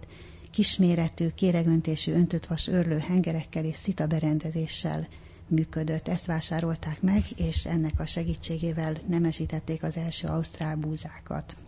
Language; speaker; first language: Hungarian; native; Hungarian